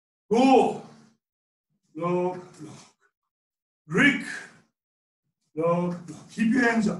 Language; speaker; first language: English; non-native, local second language; Afrikaans